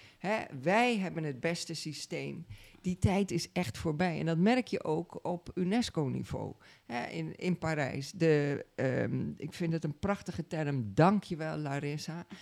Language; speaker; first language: Dutch; native; Dutch